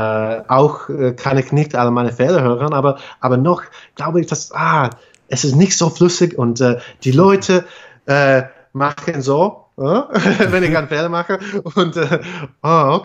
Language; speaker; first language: German; non-native, fluent; English